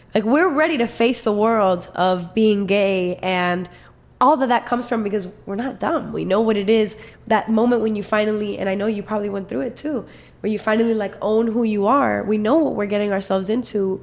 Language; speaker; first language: English; early bilingual, other home language; Spanish